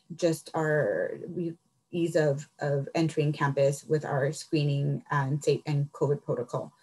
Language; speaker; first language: English; early bilingual, other home language; Spanish